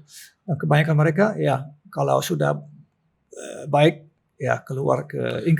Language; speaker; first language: Indonesian; non-native, local second language; Dutch